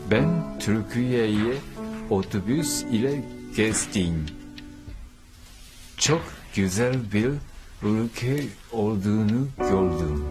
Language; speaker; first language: Turkish; non-native, learner; Japanese